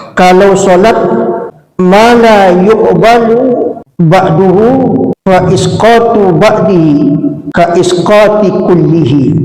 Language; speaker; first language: Malay; non-native, local second language; Minangkabau